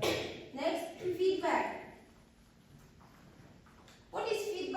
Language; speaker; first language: English; non-native, learner; Kazakh